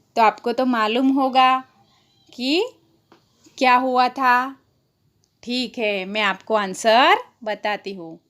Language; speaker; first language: Hindi; non-native, local second language; Gujarati